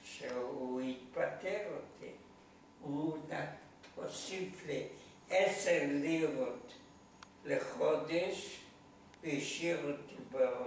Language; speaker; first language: Hebrew; non-native, learner; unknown